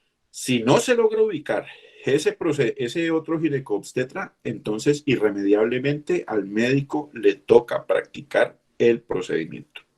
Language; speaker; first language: Spanish; native; Spanish